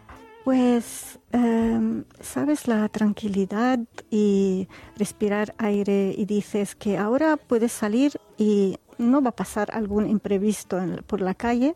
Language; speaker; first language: Spanish; non-native, fluent; Arabic